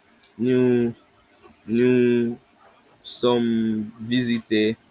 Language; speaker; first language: French; non-native, learner; English